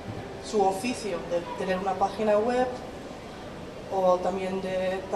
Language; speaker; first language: Spanish; non-native, fluent; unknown